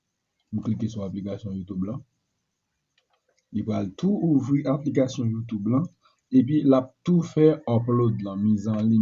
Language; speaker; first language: French; non-native, learner; Haitian Creole